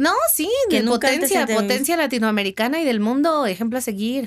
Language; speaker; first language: Spanish; native; Spanish